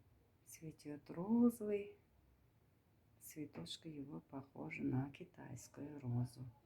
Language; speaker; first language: Russian; non-native, learner; Turkmen